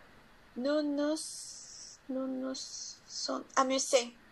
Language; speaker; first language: French; non-native, learner; Spanish